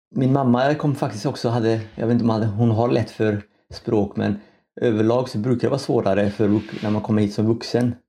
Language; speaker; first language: Swedish; early bilingual, other home language; Somali